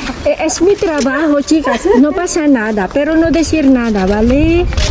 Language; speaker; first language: Spanish; non-native, learner; Filipino